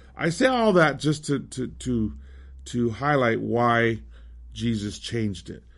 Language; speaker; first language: English; native; English